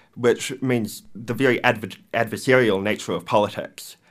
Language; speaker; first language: English; native; English